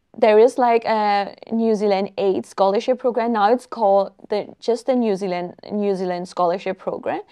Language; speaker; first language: English; non-native, fluent; Burmese